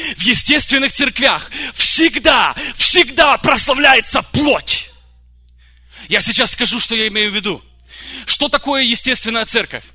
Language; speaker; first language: Russian; early bilingual, other home language; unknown